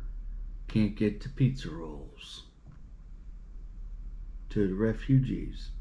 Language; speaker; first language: English; native; English